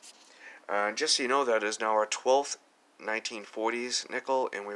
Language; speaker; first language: English; native; English